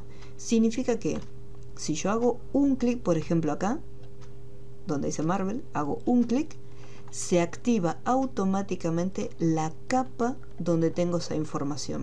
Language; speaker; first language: Spanish; native; Spanish